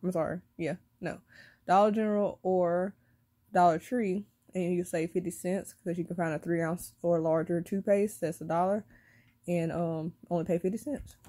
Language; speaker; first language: English; native; English